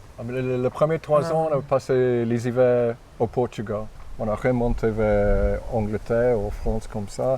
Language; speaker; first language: French; non-native, fluent; English